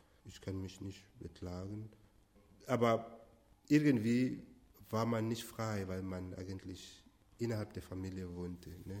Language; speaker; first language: German; non-native, fluent; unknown